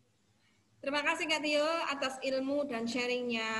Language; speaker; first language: Indonesian; native; Indonesian